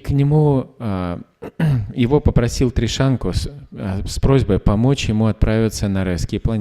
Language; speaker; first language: Russian; native; Russian